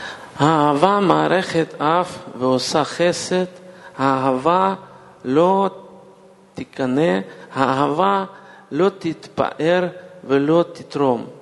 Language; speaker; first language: Hebrew; non-native, fluent; Russian